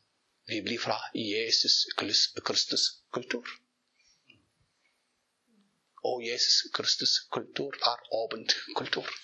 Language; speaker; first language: Swedish; non-native, learner; Arabic